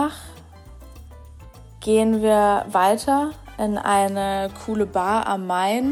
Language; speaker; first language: German; native; German